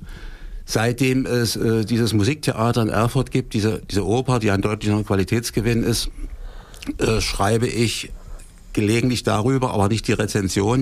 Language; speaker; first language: German; native; German